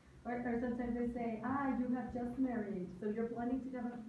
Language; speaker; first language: English; non-native, fluent; Spanish